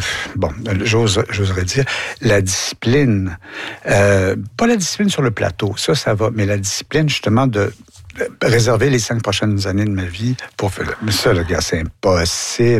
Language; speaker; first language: French; native; French